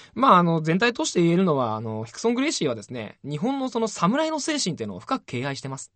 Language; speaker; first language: Japanese; native; Japanese